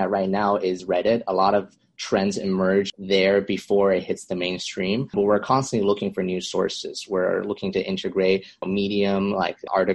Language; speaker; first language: English; native; English